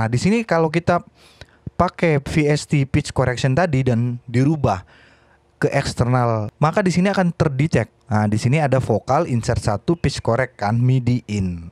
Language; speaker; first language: Indonesian; native; Indonesian